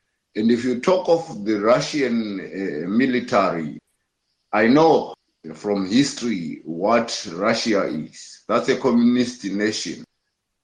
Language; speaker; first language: English; non-native, local second language; North Ndebele